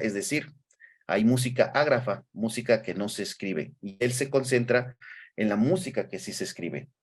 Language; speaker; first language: Spanish; native; Spanish